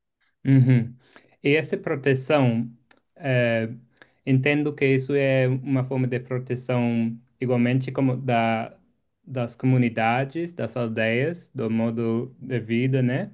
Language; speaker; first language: Portuguese; non-native, fluent; English